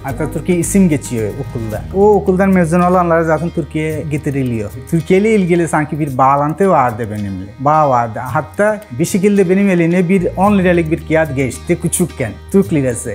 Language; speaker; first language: Turkish; non-native, fluent; Bangla